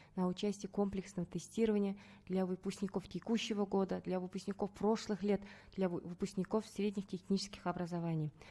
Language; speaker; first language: Russian; non-native, local second language; Kazakh